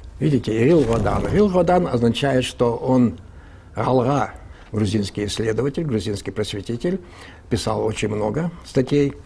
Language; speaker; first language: Russian; non-native, local second language; Ingush